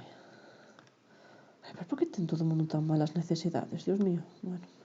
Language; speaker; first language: Spanish; non-native, local second language; Galician